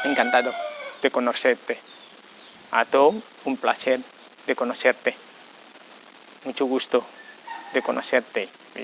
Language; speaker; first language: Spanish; non-native, fluent; Indonesian